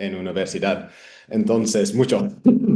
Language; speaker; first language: Spanish; non-native, fluent; English